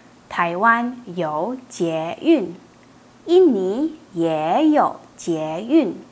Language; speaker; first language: Chinese; non-native, fluent; Indonesian